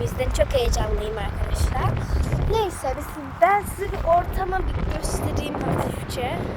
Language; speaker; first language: Turkish; early bilingual, heritage; Turkish